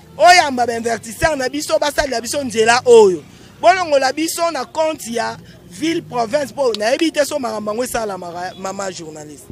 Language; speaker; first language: Lingala; native; Lingala